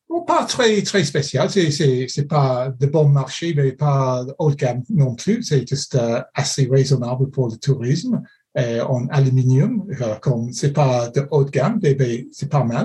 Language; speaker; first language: French; non-native, fluent; English